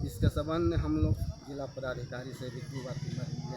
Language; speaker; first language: Hindi; non-native, local second language; Magahi